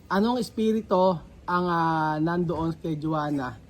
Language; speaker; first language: Filipino; native; Filipino